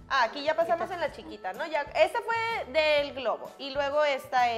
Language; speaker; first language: Spanish; native; Spanish